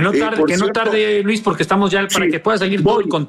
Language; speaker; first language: Spanish; native; Spanish